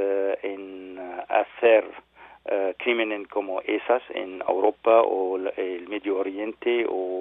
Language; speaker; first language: Spanish; non-native, learner; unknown